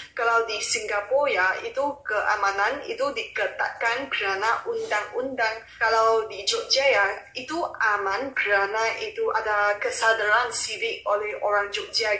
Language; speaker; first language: Malay; non-native, local second language; Chinese